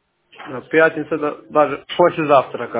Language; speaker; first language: Russian; non-native, learner; Azerbaijani